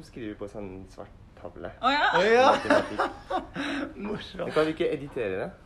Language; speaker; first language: Norwegian; non-native, learner; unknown